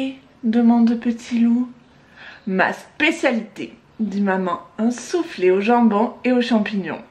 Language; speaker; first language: French; native; French